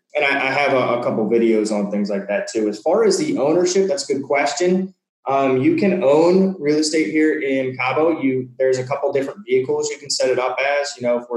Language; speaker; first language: English; native; English